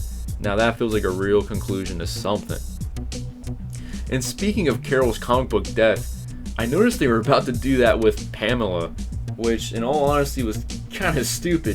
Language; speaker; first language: English; native; English